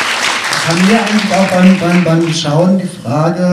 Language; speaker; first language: German; native; German